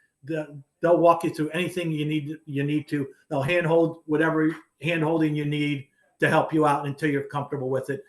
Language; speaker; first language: English; native; English